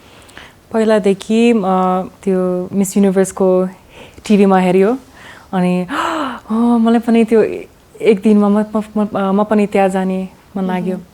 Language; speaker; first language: Nepali; early bilingual, heritage; English